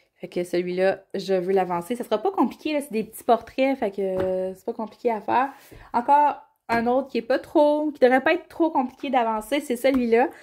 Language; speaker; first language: French; native; French